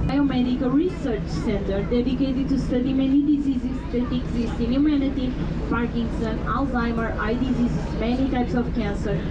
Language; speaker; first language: English; non-native, fluent; Portuguese